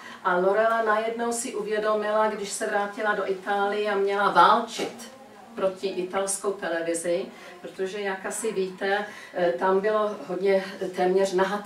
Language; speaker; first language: Czech; early bilingual, heritage; Czech